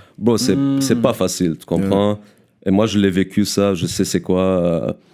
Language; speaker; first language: French; early bilingual, other home language; Arabic